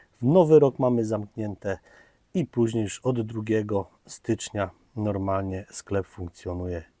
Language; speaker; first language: Polish; native; Polish